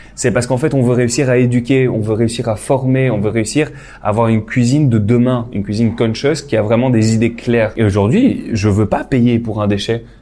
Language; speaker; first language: French; native; French